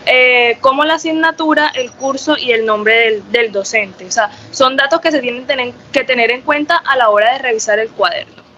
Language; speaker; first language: Spanish; native; Spanish